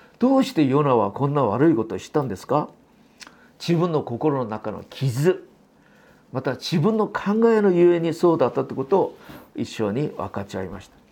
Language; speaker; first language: Japanese; non-native, fluent; Korean